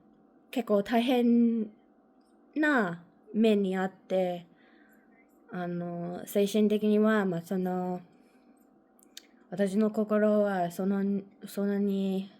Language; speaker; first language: Japanese; non-native, learner; English